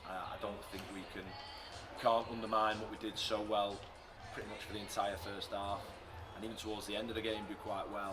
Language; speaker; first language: English; native; English